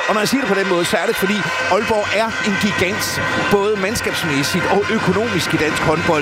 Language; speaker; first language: Danish; native; Danish